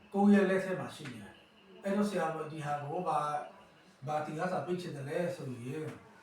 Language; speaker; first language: Burmese; non-native, local second language; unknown